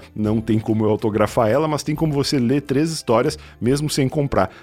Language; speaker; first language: Portuguese; native; Portuguese